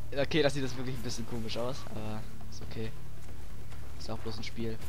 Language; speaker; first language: German; native; German